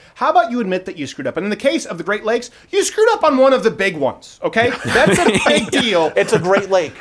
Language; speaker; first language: English; native; English